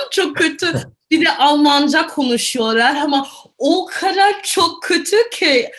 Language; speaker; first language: Turkish; non-native, fluent; German